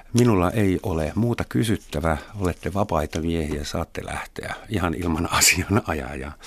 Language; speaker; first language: Finnish; non-native, fluent; German